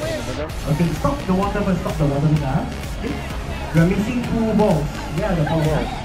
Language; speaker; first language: English; non-native, local second language; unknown